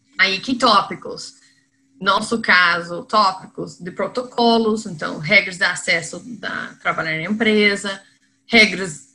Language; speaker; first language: Portuguese; non-native, fluent; English